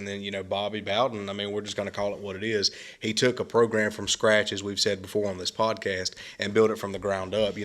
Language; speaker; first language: English; native; English